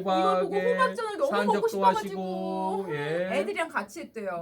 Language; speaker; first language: Korean; native; Korean